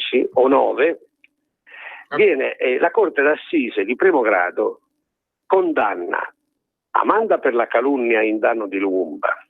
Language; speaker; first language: Italian; native; Italian